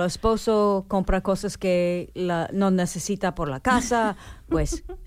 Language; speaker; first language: Spanish; non-native, learner; English